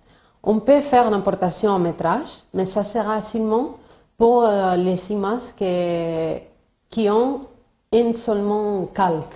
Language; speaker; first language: French; non-native, fluent; Spanish